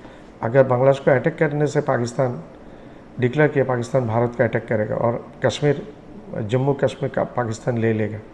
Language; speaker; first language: Hindi; non-native, learner; Bangla